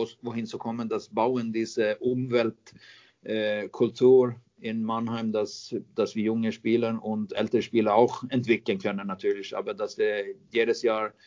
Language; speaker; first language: German; non-native, fluent; Swedish